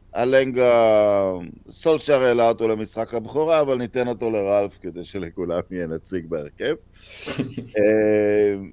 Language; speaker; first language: Hebrew; native; Hebrew